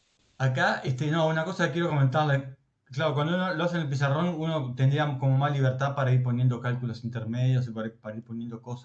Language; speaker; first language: Spanish; native; Spanish